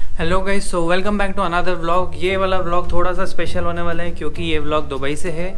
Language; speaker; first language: Hindi; native; Hindi